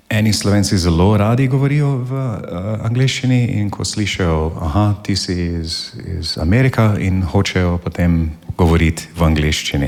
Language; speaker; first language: Slovenian; non-native, fluent; English